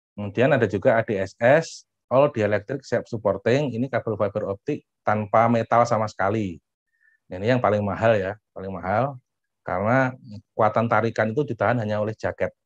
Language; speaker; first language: Indonesian; native; Indonesian